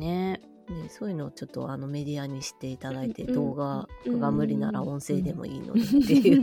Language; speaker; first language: Japanese; native; Japanese